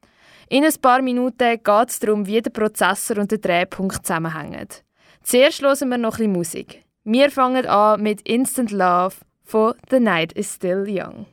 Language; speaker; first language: German; native; German